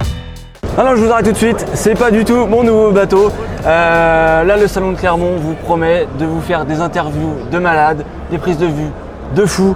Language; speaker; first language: French; native; French